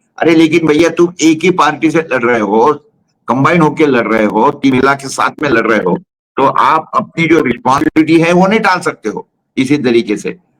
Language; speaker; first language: Hindi; non-native, local second language; Marathi